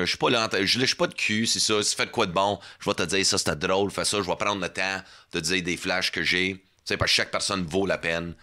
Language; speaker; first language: French; non-native, fluent; English